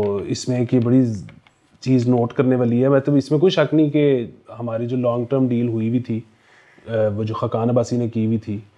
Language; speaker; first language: Urdu; native; Urdu